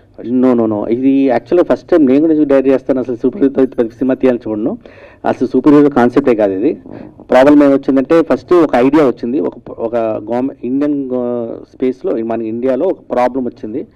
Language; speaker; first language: Telugu; native; Telugu